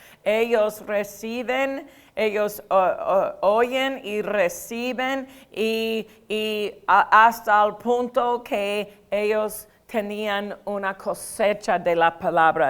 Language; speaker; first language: Spanish; non-native, fluent; English